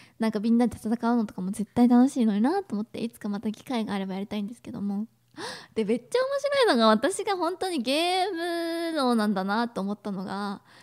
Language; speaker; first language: Japanese; native; Japanese